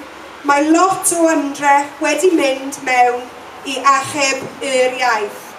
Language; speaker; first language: Welsh; non-native, local second language; English